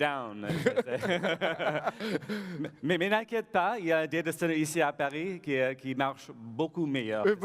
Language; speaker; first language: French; non-native, learner; English